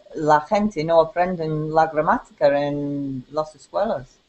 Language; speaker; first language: Spanish; non-native, learner; English